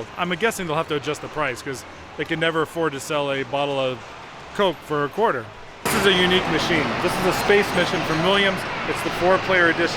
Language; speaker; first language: English; native; English